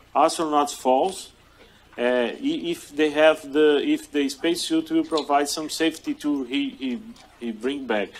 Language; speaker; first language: English; non-native, fluent; Portuguese